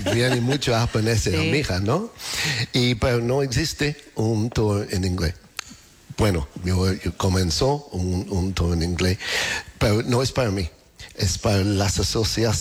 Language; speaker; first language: Spanish; non-native, learner; English